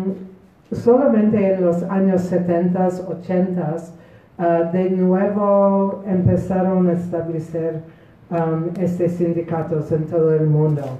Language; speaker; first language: Spanish; non-native, fluent; Polish